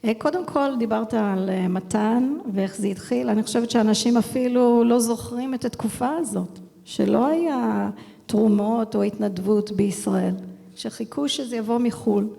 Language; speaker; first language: Hebrew; early bilingual, heritage; English